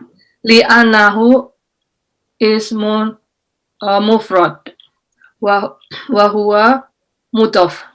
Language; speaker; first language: Arabic; non-native, learner; Indonesian